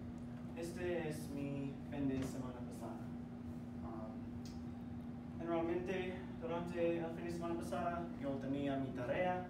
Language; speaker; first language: Spanish; non-native, learner; English